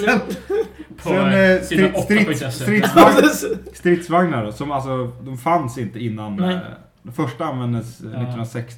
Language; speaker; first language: Swedish; native; Swedish